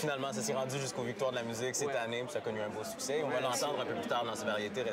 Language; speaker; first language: French; native; French